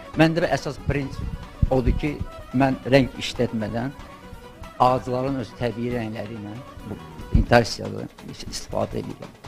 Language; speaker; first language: Azerbaijani; native; Azerbaijani